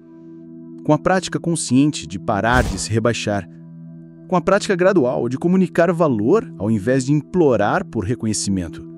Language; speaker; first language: Portuguese; native; Portuguese